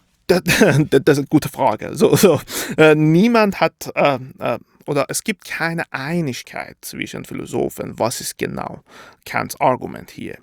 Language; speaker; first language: German; non-native, fluent; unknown